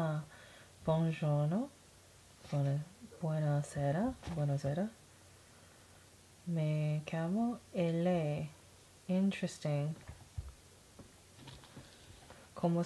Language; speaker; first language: Italian; non-native, learner; English